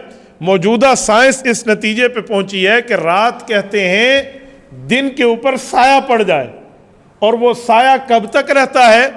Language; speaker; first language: Urdu; native; Urdu